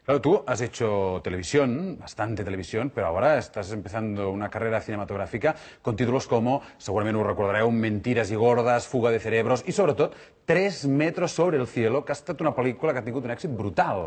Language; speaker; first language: Catalan; native; Catalan